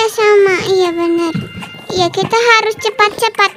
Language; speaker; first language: Indonesian; native; Indonesian